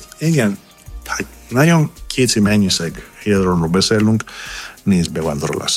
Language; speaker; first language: Hungarian; non-native, fluent; Greek